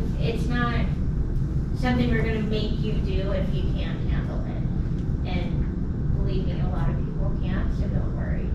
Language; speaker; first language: English; native; English